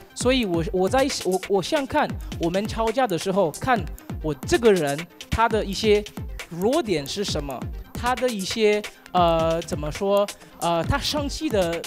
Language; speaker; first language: Chinese; non-native, fluent; Haitian Creole